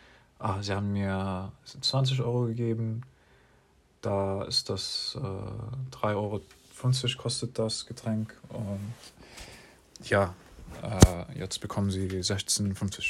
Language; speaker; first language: German; non-native, learner; English